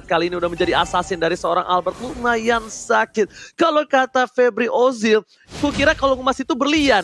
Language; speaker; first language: Indonesian; native; Indonesian